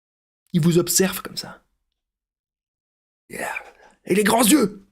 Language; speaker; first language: French; native; French